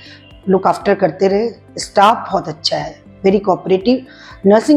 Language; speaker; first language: Hindi; native; Hindi